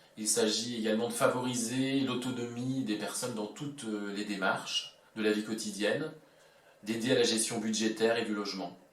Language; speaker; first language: French; native; French